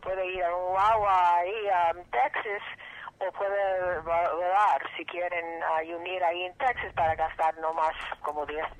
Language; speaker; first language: Spanish; early bilingual, heritage; English